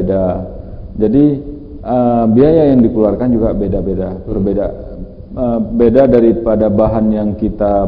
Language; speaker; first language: Malay; native; Malay